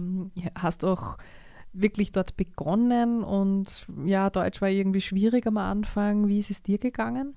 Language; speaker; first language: German; native; German